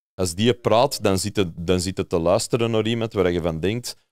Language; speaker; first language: Dutch; non-native, fluent; English